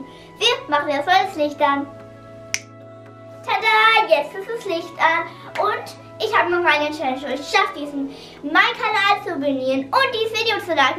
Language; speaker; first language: German; native; German